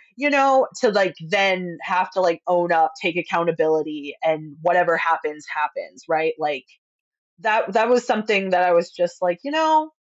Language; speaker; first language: English; early bilingual, other home language; Spanish